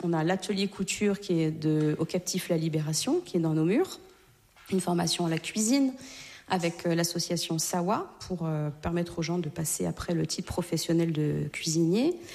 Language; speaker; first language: French; native; French